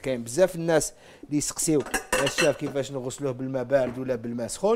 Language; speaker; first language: Arabic; native; Arabic